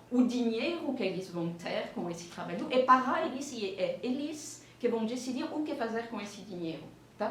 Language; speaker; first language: Portuguese; non-native, fluent; French